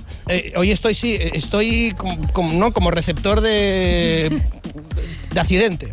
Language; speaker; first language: Spanish; native; Spanish